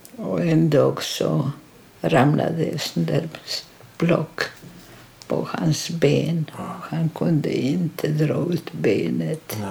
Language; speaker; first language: Swedish; non-native, fluent; Polish